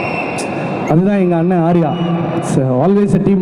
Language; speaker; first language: Tamil; native; Tamil